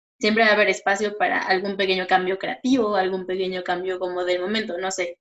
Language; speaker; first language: Spanish; native; Spanish